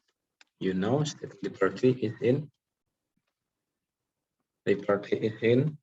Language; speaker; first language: English; non-native, local second language; Indonesian